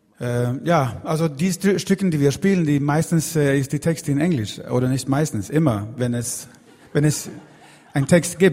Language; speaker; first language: German; non-native, fluent; Swedish